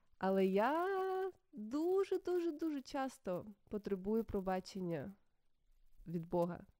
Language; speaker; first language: Ukrainian; native; Ukrainian